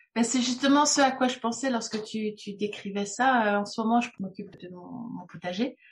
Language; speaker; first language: French; native; French